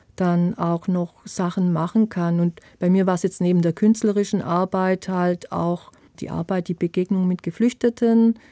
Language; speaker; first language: German; native; German